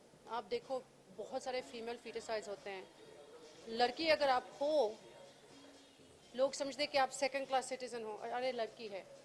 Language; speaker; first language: Hindi; early bilingual, heritage; English